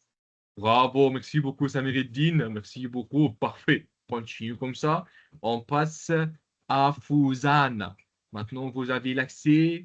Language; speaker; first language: French; non-native, local second language; Arabic